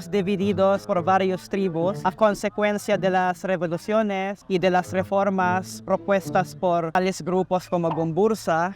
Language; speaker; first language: Spanish; non-native, fluent; Filipino